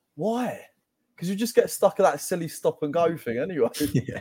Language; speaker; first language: English; native; English